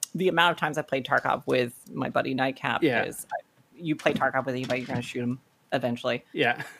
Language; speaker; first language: English; native; English